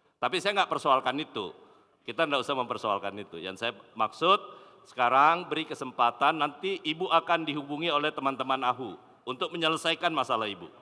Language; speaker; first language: Indonesian; native; Indonesian